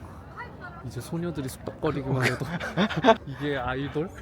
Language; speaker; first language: Korean; native; Korean